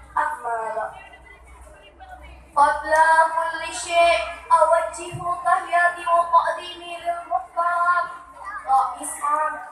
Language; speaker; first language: Arabic; non-native, learner; Achinese